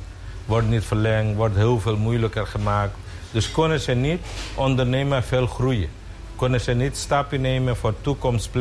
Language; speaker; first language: Dutch; non-native, fluent; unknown